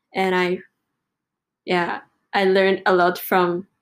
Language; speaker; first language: English; non-native, fluent; Japanese